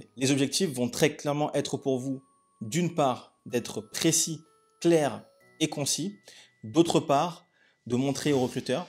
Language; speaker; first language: French; native; French